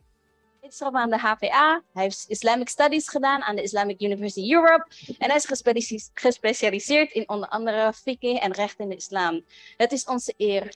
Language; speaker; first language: Dutch; non-native, fluent; Indonesian